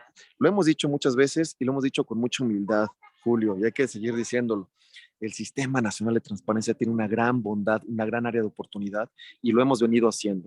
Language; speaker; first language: Spanish; native; Spanish